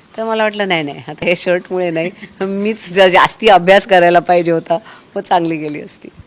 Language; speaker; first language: Marathi; native; Marathi